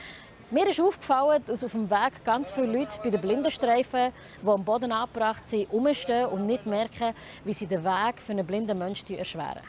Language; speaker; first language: German; native; German